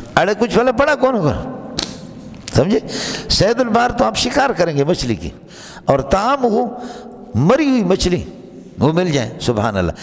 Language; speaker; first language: Urdu; non-native, local second language; Baluchi